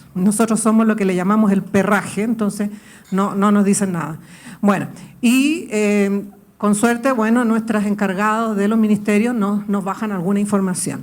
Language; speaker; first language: Spanish; native; Spanish